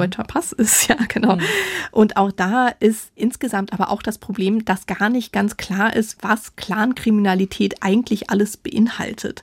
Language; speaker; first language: German; native; German